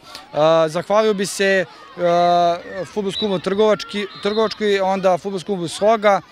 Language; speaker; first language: Croatian; native; Croatian